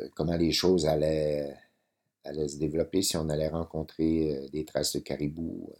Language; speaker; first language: French; native; French